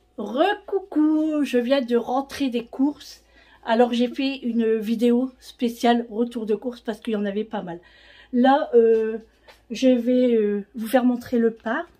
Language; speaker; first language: French; native; French